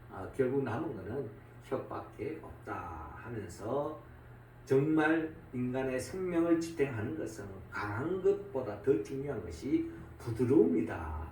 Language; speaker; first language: Korean; native; Korean